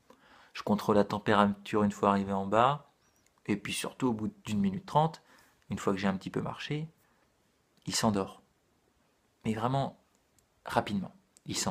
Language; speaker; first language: French; native; French